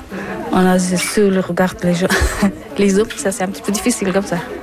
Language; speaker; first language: French; non-native, learner; Persian